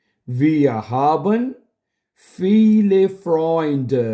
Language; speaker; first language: German; non-native, local second language; Urdu